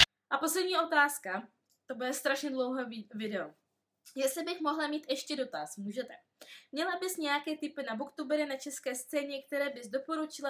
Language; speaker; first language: Czech; non-native, fluent; Russian